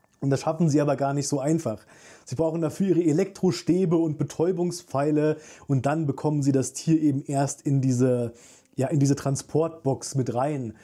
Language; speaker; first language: German; native; German